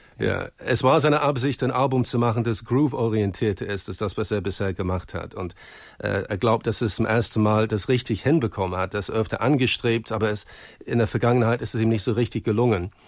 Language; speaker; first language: German; non-native, fluent; English